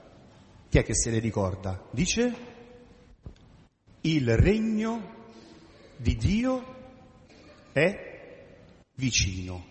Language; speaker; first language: Italian; native; Italian